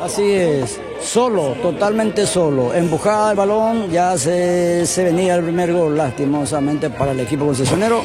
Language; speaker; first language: Spanish; native; Spanish